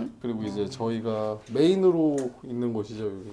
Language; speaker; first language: Korean; native; Korean